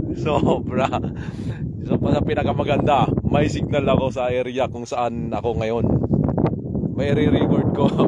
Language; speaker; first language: Filipino; non-native, local second language; Waray